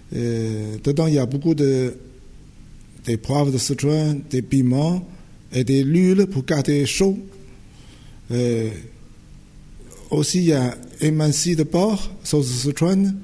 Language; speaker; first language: French; non-native, fluent; Chinese